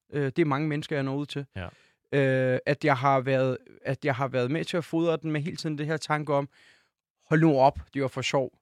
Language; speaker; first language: Danish; early bilingual, other home language; Turkish